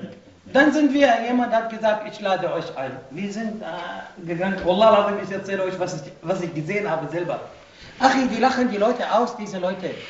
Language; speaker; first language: German; non-native, fluent; Arabic